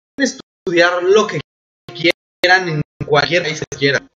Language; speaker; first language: Spanish; native; Spanish